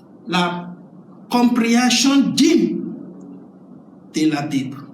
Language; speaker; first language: French; non-native, learner; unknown